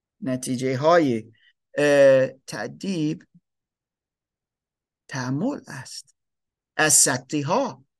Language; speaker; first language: Persian; non-native, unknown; German